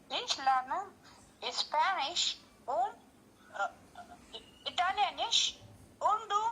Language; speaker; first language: German; non-native, learner; Marathi